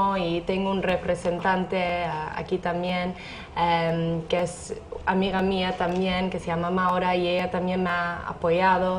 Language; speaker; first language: Spanish; non-native, fluent; English